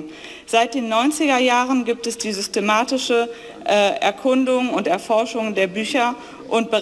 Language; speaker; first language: German; native; German